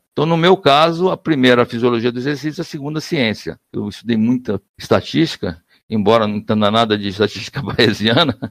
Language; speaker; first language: Portuguese; native; Portuguese